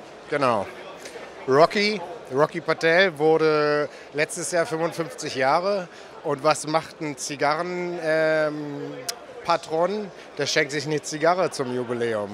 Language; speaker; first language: German; native; German